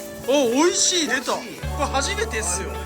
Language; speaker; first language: Japanese; native; Japanese